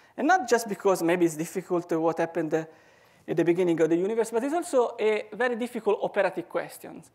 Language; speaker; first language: English; non-native, fluent; Italian